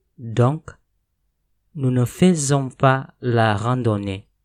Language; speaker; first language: French; non-native, fluent; Indonesian